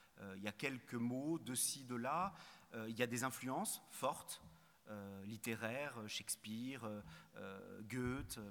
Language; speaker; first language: French; native; French